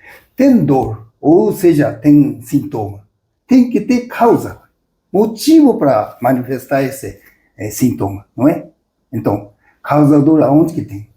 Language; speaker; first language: Portuguese; non-native, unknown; Japanese